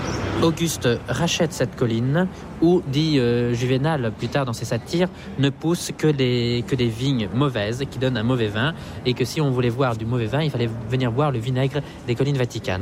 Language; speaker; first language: French; native; French